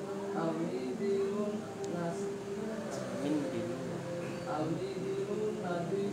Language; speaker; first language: Arabic; non-native, learner; Indonesian